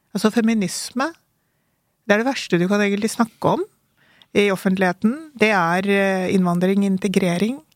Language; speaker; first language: Norwegian; early bilingual, other home language; Urdu